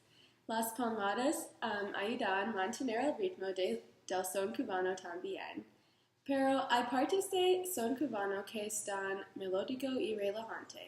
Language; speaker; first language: Spanish; non-native, learner; English